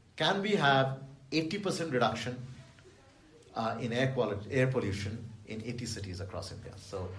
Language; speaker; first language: English; non-native, local second language; Bangla